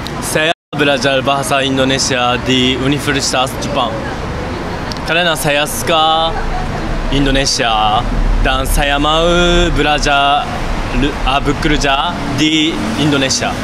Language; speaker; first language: Indonesian; non-native, learner; Japanese